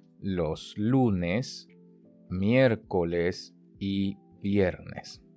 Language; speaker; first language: Spanish; non-native, fluent; Chinese